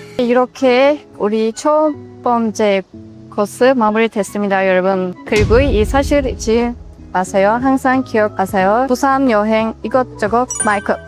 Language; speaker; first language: Korean; non-native, fluent; Turkish